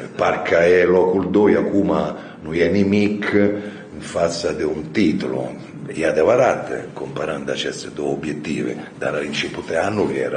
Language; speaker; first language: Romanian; non-native, fluent; Italian